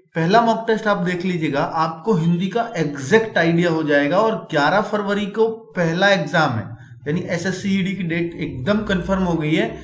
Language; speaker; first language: Hindi; native; Hindi